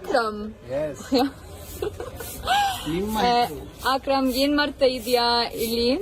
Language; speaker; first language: Kannada; non-native, learner; English